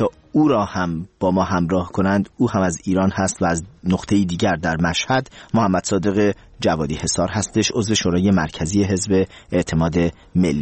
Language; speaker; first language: Persian; native; Persian